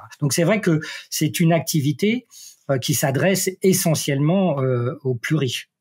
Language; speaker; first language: French; native; French